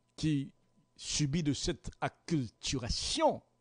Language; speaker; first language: French; native; French